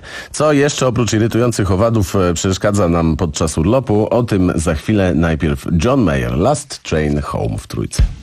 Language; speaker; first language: Polish; native; Polish